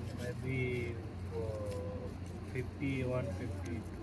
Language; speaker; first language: English; non-native, learner; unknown